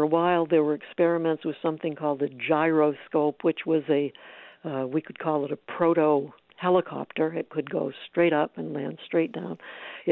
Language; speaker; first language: English; native; English